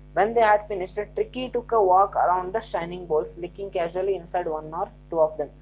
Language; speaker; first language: English; non-native, local second language; Kannada